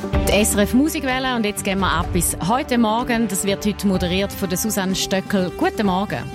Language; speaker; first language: German; native; German